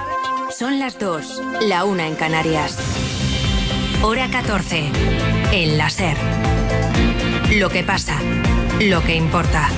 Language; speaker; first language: Spanish; native; Spanish